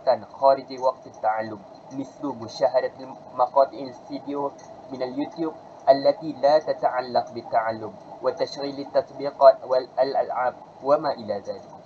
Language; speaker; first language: Arabic; non-native, learner; Malay